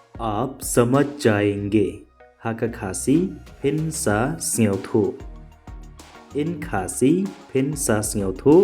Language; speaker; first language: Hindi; non-native, local second language; Khasi